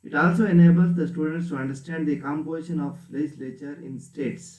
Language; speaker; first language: English; non-native, local second language; Kannada